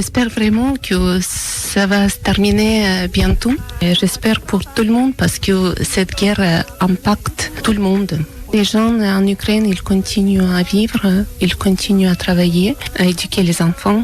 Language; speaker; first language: French; non-native, fluent; Ukrainian